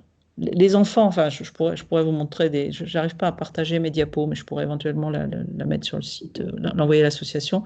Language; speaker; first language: French; native; French